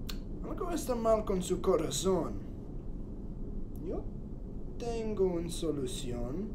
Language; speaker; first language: Spanish; non-native, learner; English